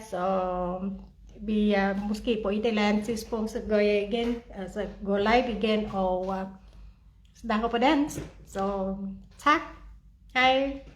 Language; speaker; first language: Danish; non-native, fluent; Filipino